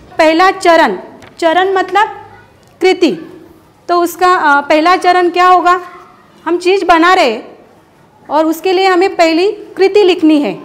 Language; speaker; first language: Hindi; non-native, local second language; Marathi